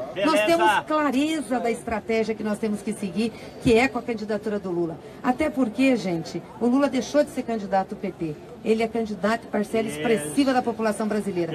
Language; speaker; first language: Portuguese; native; Portuguese